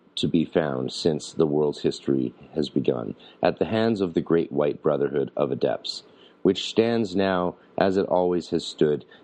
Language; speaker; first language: English; native; English